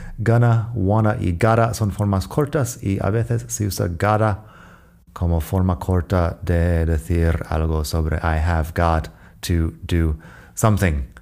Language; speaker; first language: Spanish; non-native, fluent; English